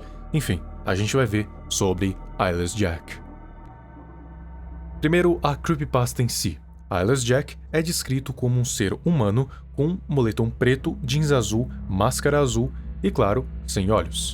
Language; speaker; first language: Portuguese; native; Portuguese